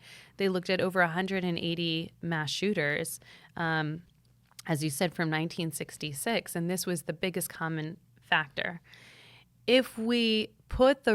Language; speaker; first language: English; native; English